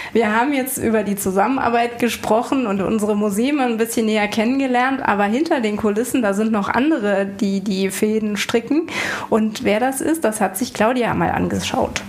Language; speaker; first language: German; native; German